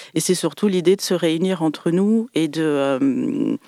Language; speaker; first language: French; native; French